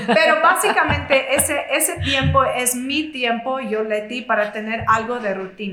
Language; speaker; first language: Spanish; non-native, fluent; English